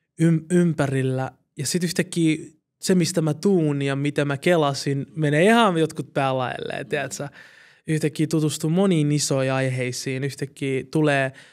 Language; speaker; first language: Finnish; early bilingual, other home language; Somali